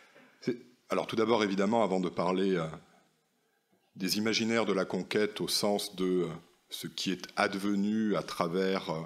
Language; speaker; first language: French; native; French